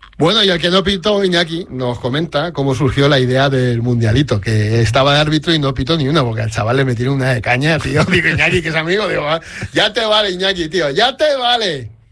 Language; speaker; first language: Spanish; native; Spanish